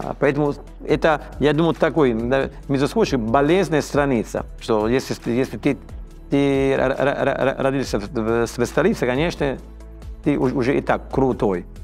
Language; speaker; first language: Russian; non-native, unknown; Italian